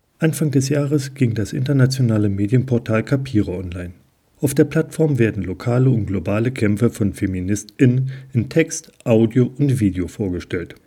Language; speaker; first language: German; native; German